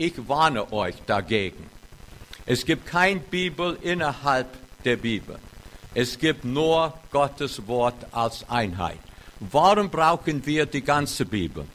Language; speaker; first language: German; non-native, fluent; English